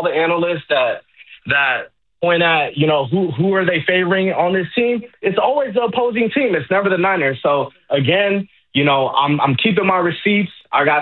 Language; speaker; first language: English; native; English